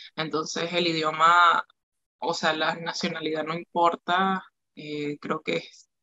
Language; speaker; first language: Spanish; native; Spanish